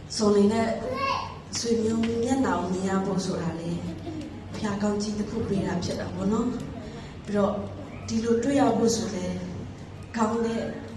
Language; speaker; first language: Burmese; non-native, local second language; Tedim Chin